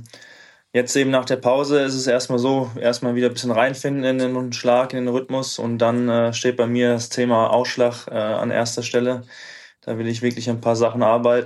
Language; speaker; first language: German; native; German